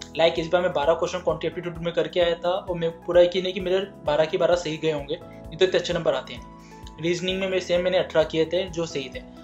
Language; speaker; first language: Hindi; native; Hindi